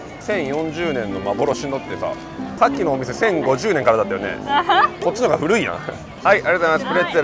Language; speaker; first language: Japanese; native; Japanese